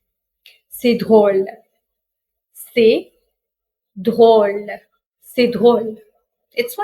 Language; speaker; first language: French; non-native, fluent; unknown